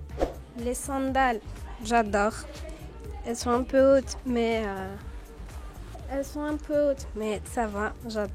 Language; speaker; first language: French; non-native, local second language; Arabic